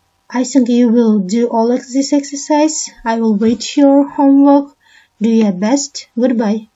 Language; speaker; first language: English; non-native, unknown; Kyrgyz